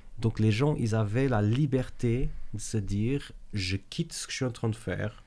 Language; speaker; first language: French; native; French